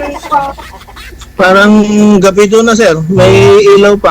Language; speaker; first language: Filipino; non-native, local second language; Iloko